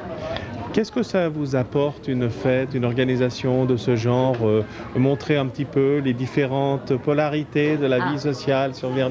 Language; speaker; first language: French; native; French